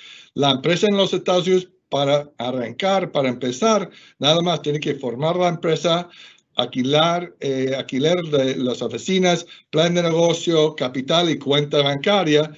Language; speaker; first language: Spanish; non-native, fluent; English